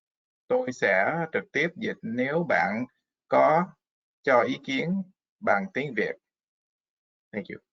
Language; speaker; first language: Vietnamese; non-native, fluent; English